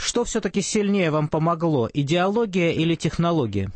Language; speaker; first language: Russian; native; Russian